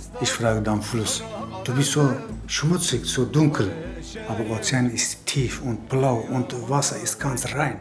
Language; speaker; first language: German; non-native, fluent; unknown